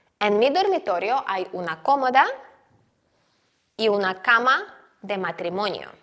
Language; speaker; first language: Spanish; non-native, fluent; Ukrainian